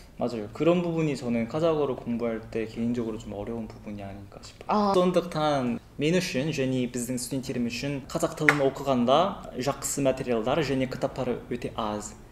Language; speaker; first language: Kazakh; non-native, learner; Korean